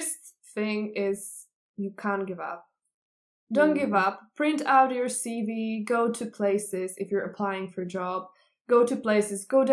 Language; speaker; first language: English; non-native, fluent; Czech